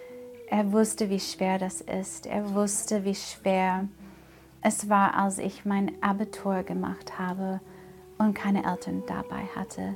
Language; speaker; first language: German; non-native, fluent; English